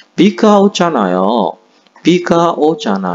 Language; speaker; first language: Korean; non-native, fluent; Indonesian